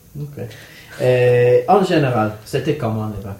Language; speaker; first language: French; non-native, fluent; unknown